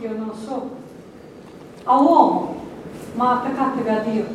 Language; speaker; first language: Italian; non-native, fluent; Croatian